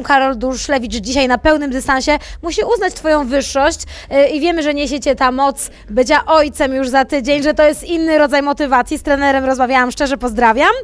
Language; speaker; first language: Polish; native; Polish